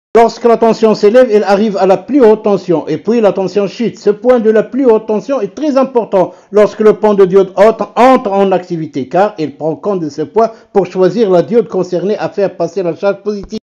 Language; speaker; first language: French; non-native, local second language; Arabic